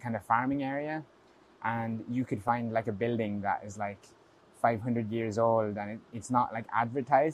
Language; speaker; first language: English; native; English